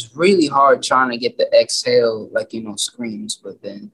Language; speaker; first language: English; non-native, local second language; Filipino